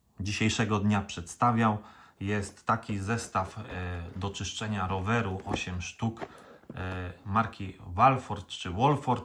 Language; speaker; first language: Polish; native; Polish